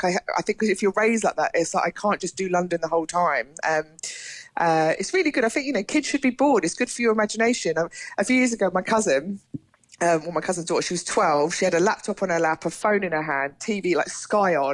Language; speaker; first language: English; native; English